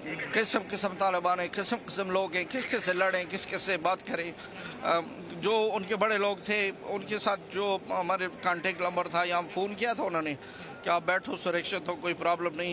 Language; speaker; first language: Hindi; non-native, fluent; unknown